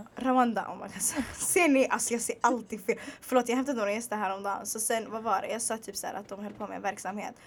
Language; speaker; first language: Swedish; native; Swedish